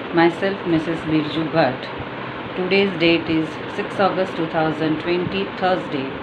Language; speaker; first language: English; non-native, local second language; Gujarati